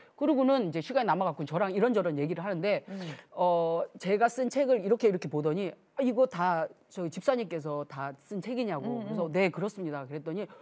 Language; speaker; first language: Korean; native; Korean